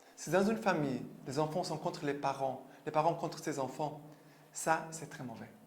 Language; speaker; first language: French; non-native, fluent; Portuguese